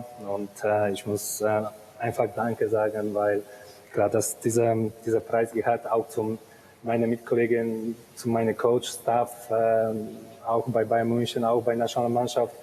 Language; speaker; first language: German; non-native, fluent; Polish